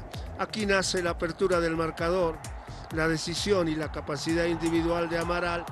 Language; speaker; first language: Spanish; native; Spanish